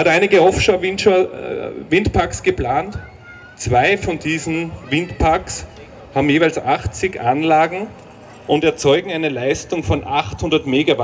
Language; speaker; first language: German; native; German